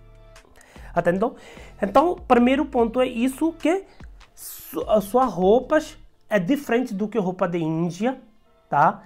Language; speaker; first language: Portuguese; non-native, learner; Hindi